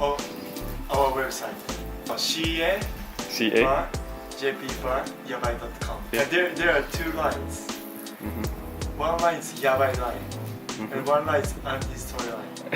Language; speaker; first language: English; non-native, learner; Japanese